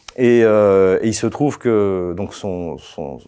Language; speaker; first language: French; native; French